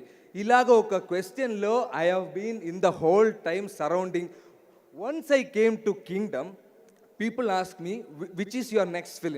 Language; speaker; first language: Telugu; non-native, learner; Malayalam